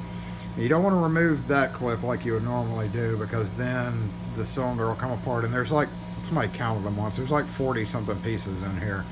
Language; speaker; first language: English; native; English